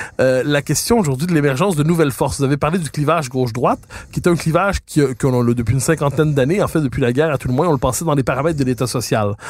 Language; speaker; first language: French; native; French